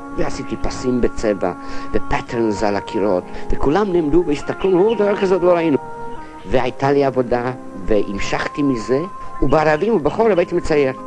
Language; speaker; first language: Hebrew; non-native, fluent; Hungarian